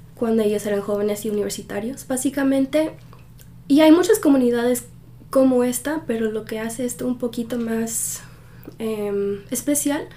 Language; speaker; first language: Spanish; early bilingual, heritage; Spanish